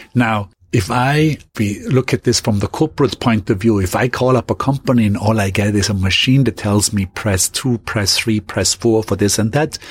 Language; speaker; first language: English; non-native, fluent; German